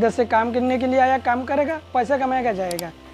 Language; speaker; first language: Hindi; non-native, learner; Bangla